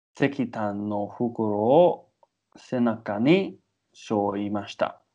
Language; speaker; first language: Japanese; non-native, learner; English